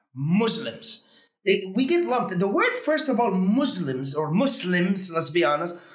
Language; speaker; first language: English; early bilingual, other home language; Arabic